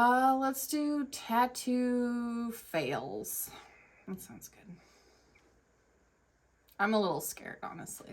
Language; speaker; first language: English; native; English